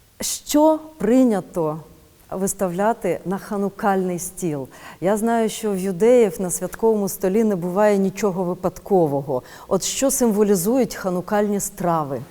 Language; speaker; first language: Ukrainian; native; Ukrainian